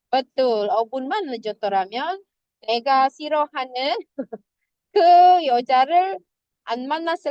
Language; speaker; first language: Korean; non-native, fluent; Indonesian